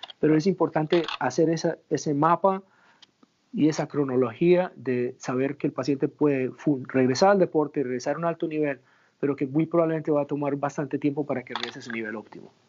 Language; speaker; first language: Spanish; native; Spanish